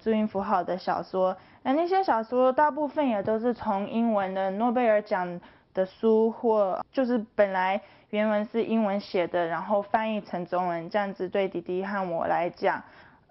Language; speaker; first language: Chinese; early bilingual, heritage; Chinese